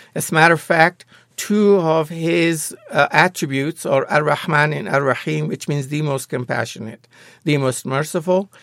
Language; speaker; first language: English; non-native, fluent; Persian